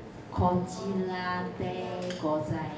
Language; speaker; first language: Japanese; non-native, fluent; Chinese